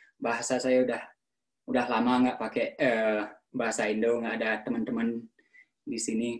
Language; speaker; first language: Indonesian; early bilingual, other home language; Balinese